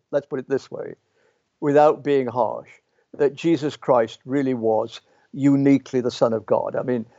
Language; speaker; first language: English; native; English